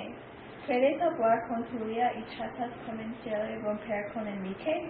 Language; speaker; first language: Spanish; non-native, learner; English